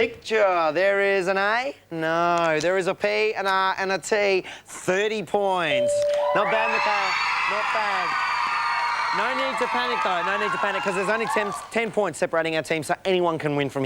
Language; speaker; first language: English; native; English